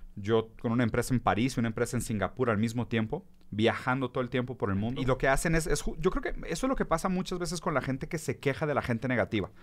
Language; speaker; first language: Spanish; early bilingual, other home language; Portuguese